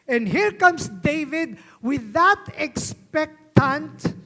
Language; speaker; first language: English; non-native, local second language; Filipino